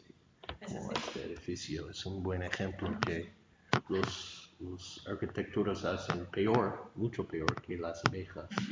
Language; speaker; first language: Spanish; non-native, fluent; English